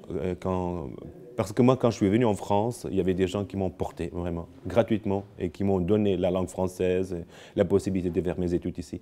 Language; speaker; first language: French; non-native, fluent; Arabic